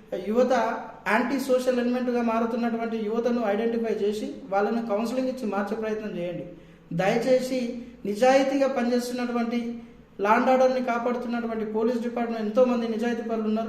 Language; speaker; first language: Telugu; native; Telugu